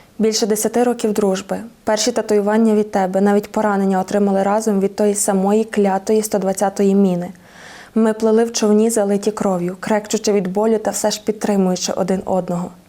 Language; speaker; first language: Ukrainian; native; Ukrainian